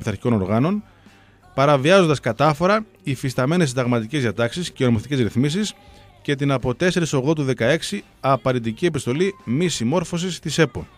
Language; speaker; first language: Greek; native; Greek